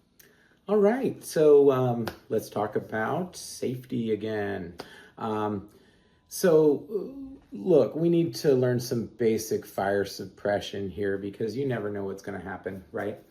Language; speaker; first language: English; native; English